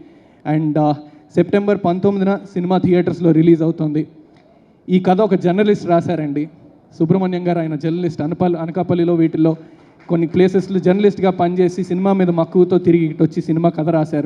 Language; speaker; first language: Telugu; native; Telugu